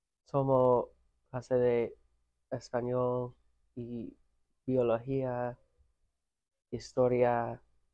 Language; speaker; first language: Spanish; non-native, learner; English